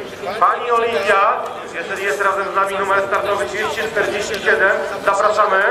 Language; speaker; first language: Polish; native; Polish